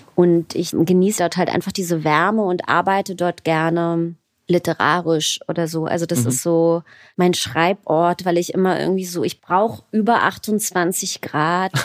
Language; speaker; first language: German; native; German